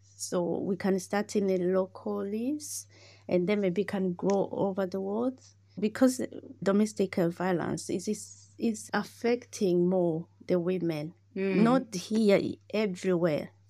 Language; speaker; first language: English; non-native, learner; Rundi